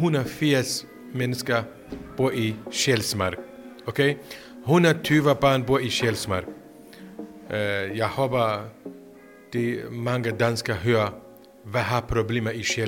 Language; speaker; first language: Danish; non-native, learner; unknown